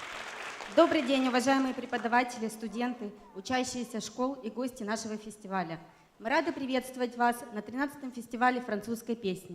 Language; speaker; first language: Russian; native; Russian